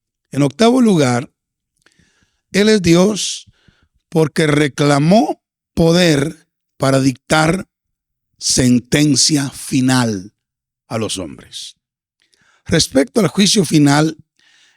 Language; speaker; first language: Spanish; native; Spanish